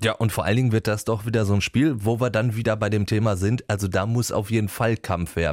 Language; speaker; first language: German; native; German